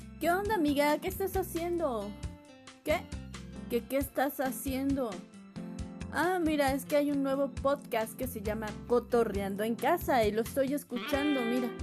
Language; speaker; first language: Spanish; native; Spanish